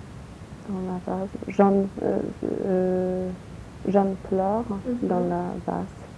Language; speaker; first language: French; non-native, learner; Polish